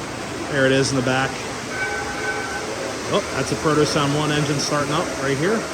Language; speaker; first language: English; native; English